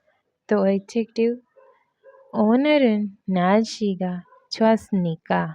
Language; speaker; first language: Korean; non-native, fluent; Hindi